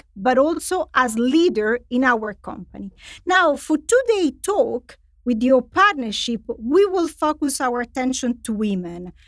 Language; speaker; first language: English; non-native, fluent; Italian